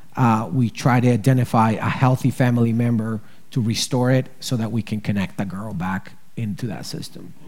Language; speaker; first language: English; early bilingual, other home language; Spanish